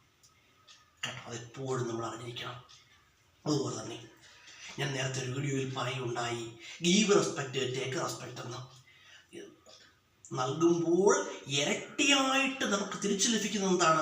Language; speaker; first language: Malayalam; native; Malayalam